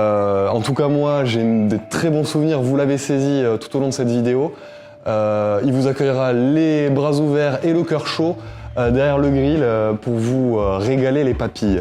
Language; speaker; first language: French; native; French